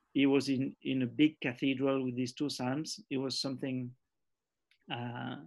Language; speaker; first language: English; early bilingual, other home language; French